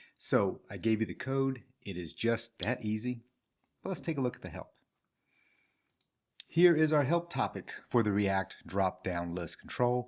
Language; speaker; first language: English; native; English